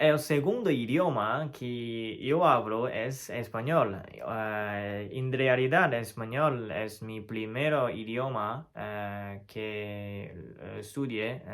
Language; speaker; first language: Spanish; non-native, fluent; Chinese